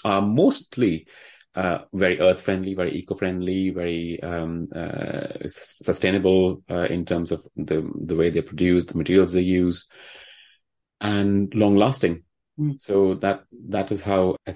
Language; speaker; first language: English; non-native, local second language; Hindi